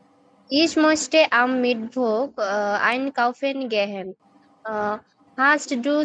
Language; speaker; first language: German; non-native, learner; Bangla